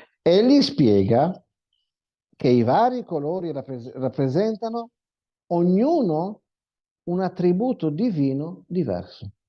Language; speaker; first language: Italian; non-native, fluent; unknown